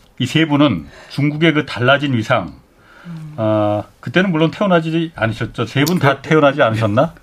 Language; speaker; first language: Korean; native; Korean